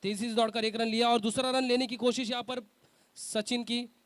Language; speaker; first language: Hindi; non-native, local second language; Marathi